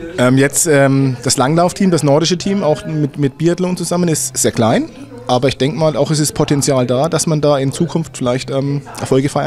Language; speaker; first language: German; native; German